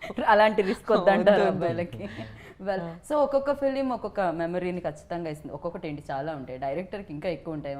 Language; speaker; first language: Telugu; native; Telugu